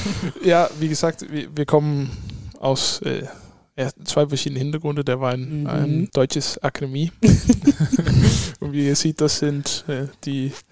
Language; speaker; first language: German; non-native, fluent; Danish